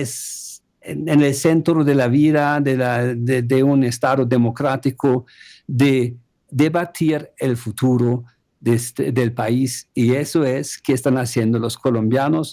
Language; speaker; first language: Spanish; non-native, fluent; German